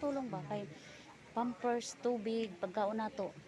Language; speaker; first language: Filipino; non-native, local second language; Cebuano